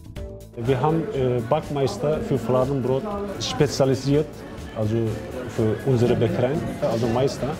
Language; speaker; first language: German; non-native, learner; Turkish